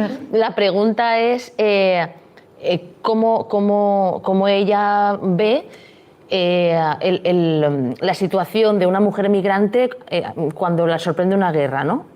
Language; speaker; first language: Spanish; native; Spanish